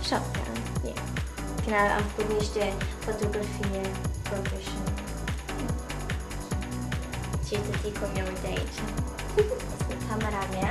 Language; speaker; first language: Romanian; early bilingual, heritage; Romanian